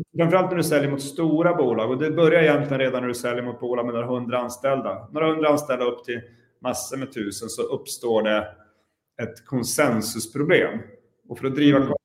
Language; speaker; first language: Swedish; native; Swedish